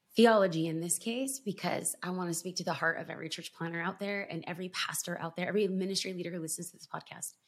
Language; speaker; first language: English; native; English